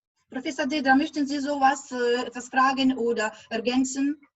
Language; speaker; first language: German; non-native, fluent; Russian